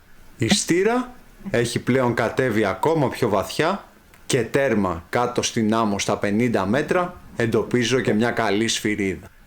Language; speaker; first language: Greek; native; Greek